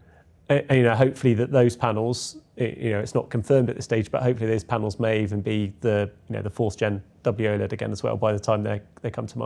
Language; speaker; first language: English; native; English